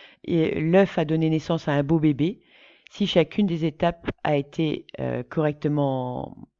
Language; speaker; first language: French; native; French